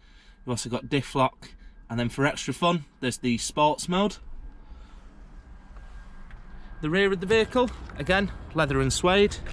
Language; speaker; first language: English; native; English